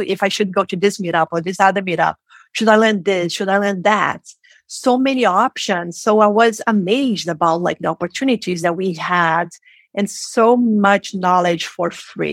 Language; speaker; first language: English; non-native, fluent; Portuguese